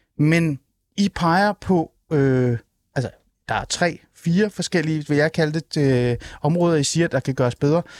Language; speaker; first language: Danish; early bilingual, other home language; Persian